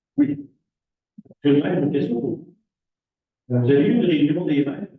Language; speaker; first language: French; native; French